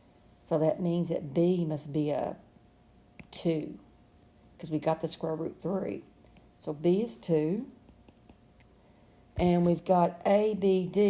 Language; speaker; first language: English; native; English